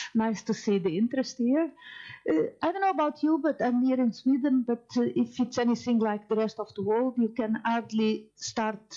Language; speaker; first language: English; non-native, fluent; Portuguese